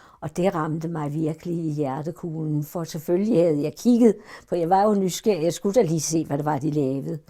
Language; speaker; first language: Danish; early bilingual, other home language; German